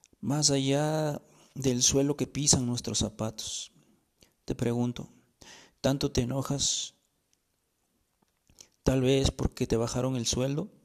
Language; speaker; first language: Spanish; native; Spanish